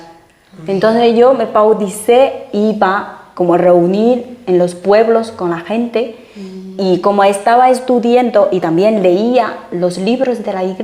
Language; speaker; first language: Spanish; non-native, fluent; Chinese